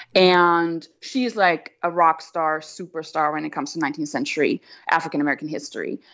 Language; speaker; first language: English; non-native, fluent; German